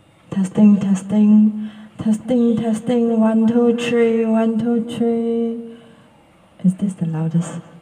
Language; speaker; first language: English; non-native, local second language; Chinese